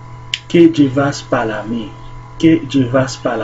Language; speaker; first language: Spanish; non-native, learner; Haitian Creole